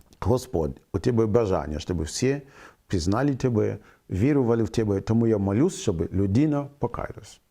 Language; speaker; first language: Ukrainian; non-native, fluent; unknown